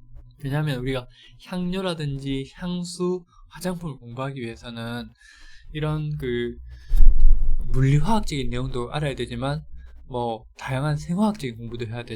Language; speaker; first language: Korean; native; Korean